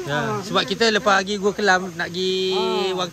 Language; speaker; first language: Malay; native; Malay